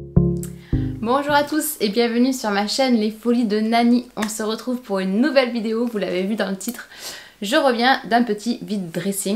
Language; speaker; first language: French; native; French